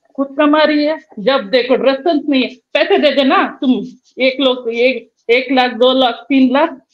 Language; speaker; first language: Hindi; non-native, local second language; Kannada